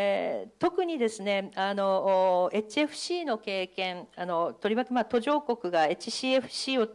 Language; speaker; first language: Japanese; native; Japanese